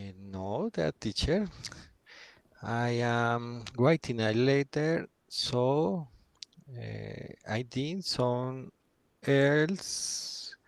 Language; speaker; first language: English; non-native, learner; Spanish